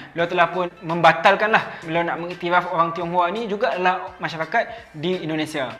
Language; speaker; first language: Malay; native; Malay